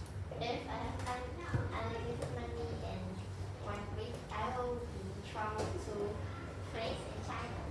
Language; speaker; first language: English; non-native, learner; Vietnamese